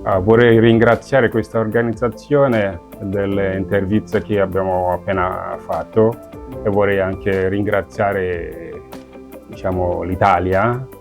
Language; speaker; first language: Italian; non-native, fluent; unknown